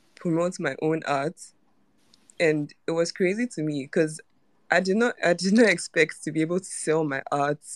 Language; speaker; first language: English; non-native, local second language; Akan